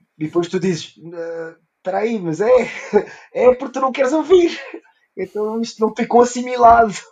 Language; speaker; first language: Portuguese; early bilingual, heritage; Portuguese